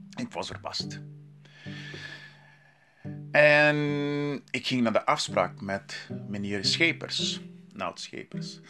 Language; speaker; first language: Dutch; non-native, learner; Portuguese